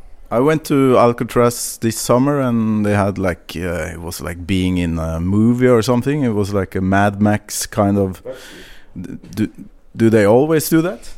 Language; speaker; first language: English; non-native, fluent; Norwegian